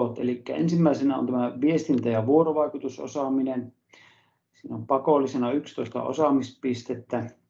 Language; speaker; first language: Finnish; native; Finnish